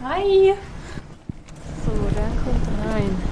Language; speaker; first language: German; native; German